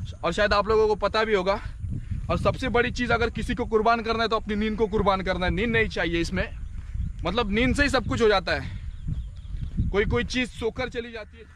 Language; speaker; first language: Hindi; non-native, local second language; Marathi